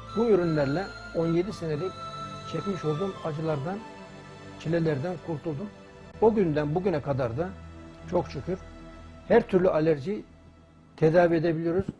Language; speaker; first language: Turkish; native; Turkish